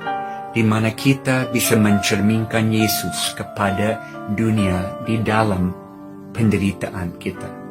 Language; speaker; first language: Indonesian; non-native, fluent; English